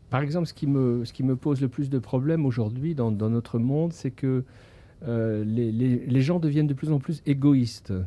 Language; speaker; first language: French; native; French